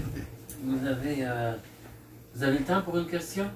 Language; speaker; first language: French; native; French